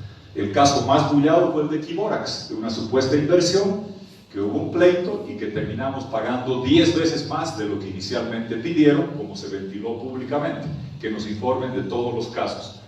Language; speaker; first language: Spanish; native; Spanish